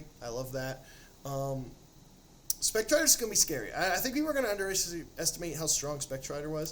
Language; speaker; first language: English; native; English